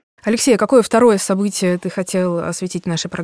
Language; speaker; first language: Russian; native; Russian